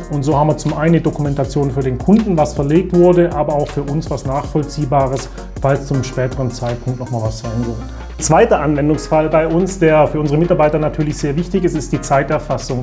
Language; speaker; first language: German; native; German